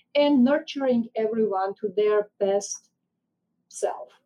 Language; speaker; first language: English; non-native, fluent; Armenian